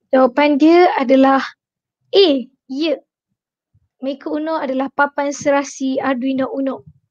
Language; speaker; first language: Malay; native; Malay